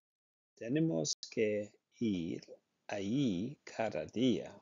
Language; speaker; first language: Spanish; non-native, learner; Icelandic